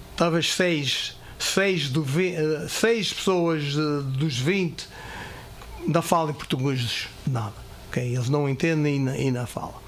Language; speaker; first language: Portuguese; early bilingual, heritage; Portuguese